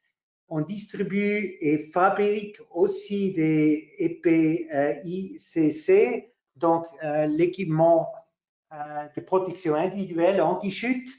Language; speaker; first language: French; non-native, local second language; German